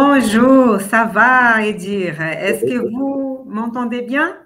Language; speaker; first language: French; non-native, fluent; Portuguese